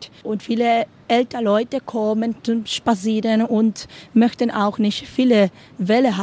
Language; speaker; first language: German; non-native, learner; Spanish